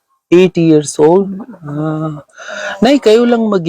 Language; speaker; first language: Filipino; non-native, learner; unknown